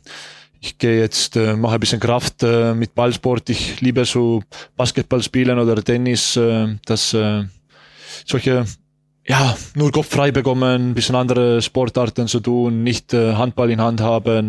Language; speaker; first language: German; non-native, learner; Estonian